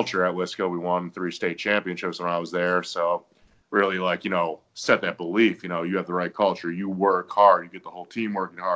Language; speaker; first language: English; native; English